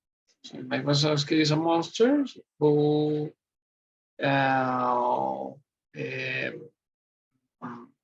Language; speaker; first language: English; non-native, learner; Spanish